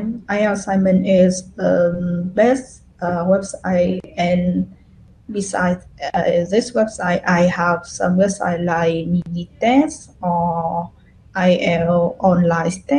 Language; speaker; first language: English; non-native, learner; Vietnamese